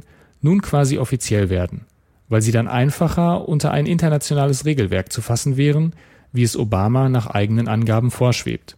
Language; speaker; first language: German; native; German